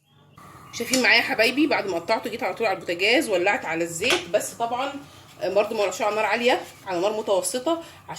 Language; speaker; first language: Arabic; native; Arabic